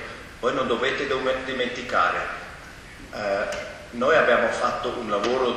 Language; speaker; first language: Italian; non-native, local second language; German